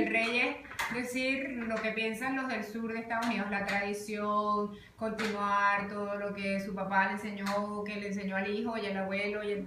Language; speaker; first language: Spanish; native; Spanish